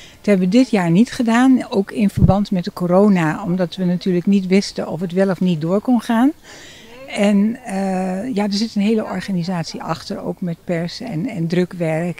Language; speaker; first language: Dutch; native; Dutch